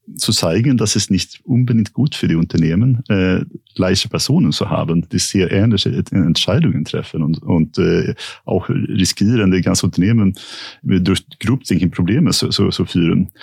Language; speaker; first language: German; non-native, fluent; Swedish